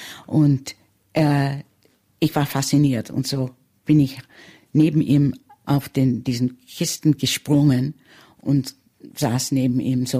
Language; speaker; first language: German; early bilingual, heritage; German